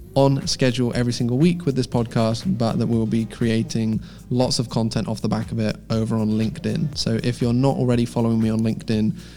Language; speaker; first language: English; native; English